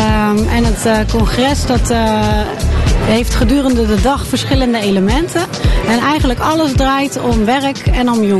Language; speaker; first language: Dutch; native; Dutch